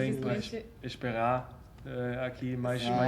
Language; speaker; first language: Portuguese; non-native, fluent; German